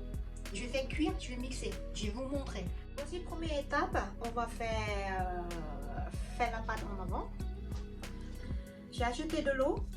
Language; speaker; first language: French; non-native, learner; Thai